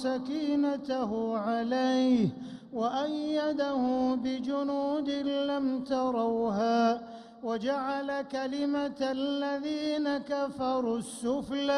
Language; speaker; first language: Arabic; native; Arabic